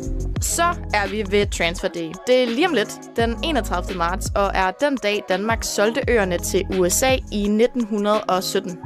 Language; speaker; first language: Danish; native; Danish